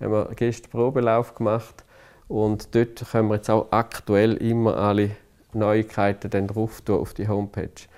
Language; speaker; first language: German; native; German